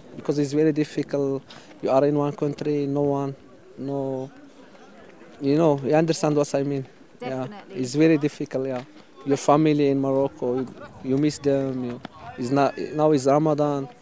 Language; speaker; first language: English; non-native, fluent; Arabic